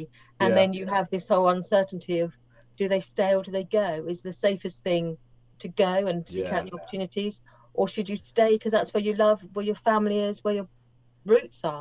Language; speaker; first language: English; native; English